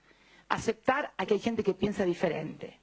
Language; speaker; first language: Spanish; native; Spanish